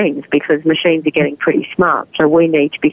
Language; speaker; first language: English; native; English